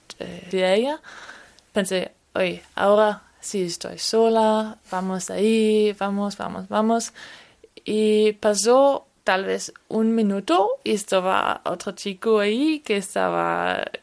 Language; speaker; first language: Spanish; non-native, learner; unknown